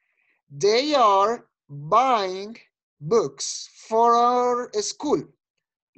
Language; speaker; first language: English; non-native, learner; Spanish